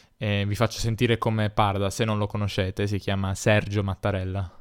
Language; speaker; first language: Italian; native; Italian